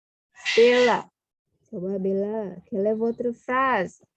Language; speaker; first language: French; non-native, fluent; Indonesian